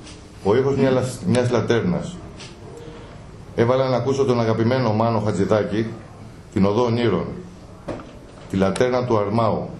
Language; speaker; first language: Greek; native; Greek